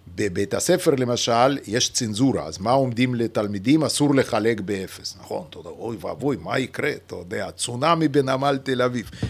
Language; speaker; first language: Hebrew; non-native, fluent; Yiddish